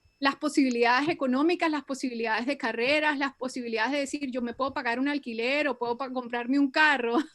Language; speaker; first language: Spanish; native; Spanish